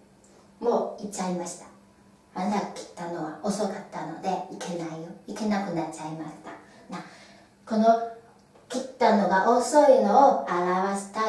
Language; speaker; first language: Japanese; non-native, fluent; Chinese